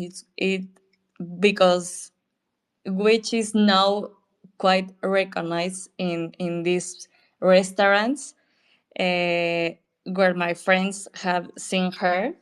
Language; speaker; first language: English; non-native, learner; Spanish